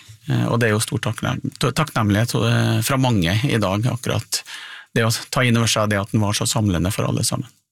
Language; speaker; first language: Norwegian; native; Norwegian